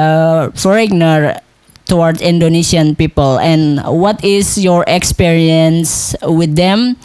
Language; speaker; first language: English; non-native, local second language; Indonesian